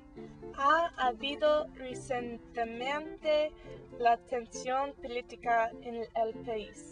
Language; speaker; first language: Spanish; non-native, learner; English